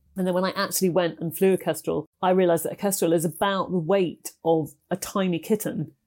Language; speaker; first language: English; native; English